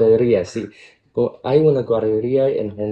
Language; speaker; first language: Spanish; non-native, learner; Cantonese